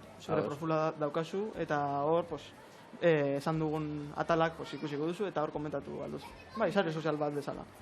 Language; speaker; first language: Basque; non-native, local second language; Spanish